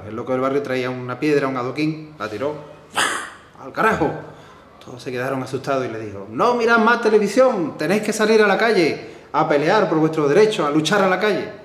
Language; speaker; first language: Spanish; native; Spanish